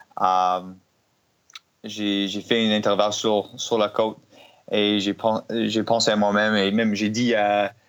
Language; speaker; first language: French; non-native, learner; English